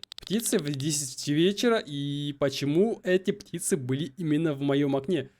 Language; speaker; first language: Russian; non-native, local second language; Kazakh